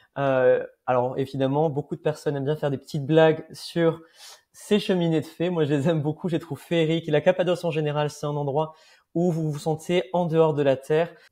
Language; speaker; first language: French; native; French